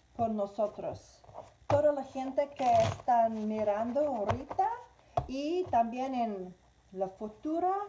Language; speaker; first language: Spanish; non-native, learner; English